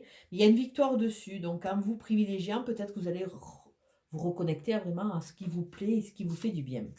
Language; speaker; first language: French; native; French